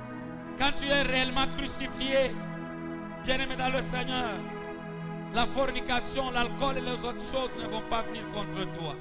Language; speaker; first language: French; non-native, local second language; Swahili